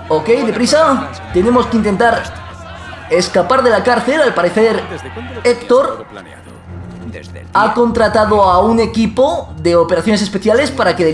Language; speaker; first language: Spanish; native; Spanish